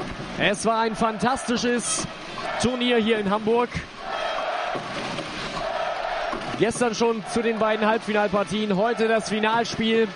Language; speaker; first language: German; native; German